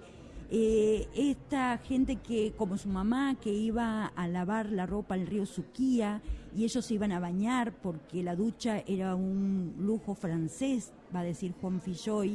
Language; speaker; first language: Spanish; native; Spanish